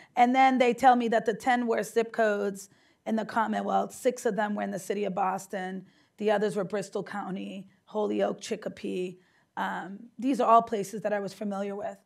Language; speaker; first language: English; native; English